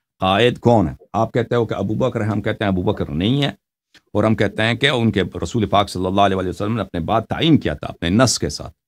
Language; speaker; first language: Urdu; non-native, fluent; Persian